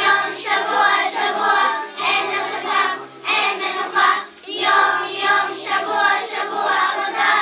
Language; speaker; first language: Hebrew; non-native, learner; English